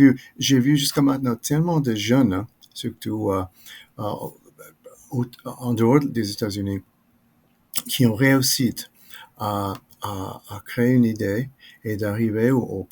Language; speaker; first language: French; non-native, fluent; English